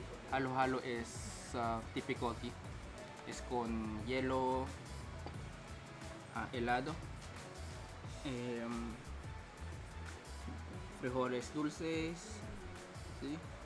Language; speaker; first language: Spanish; non-native, learner; Filipino